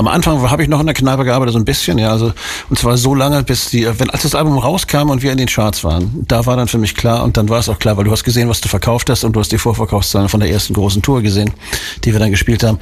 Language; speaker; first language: German; native; German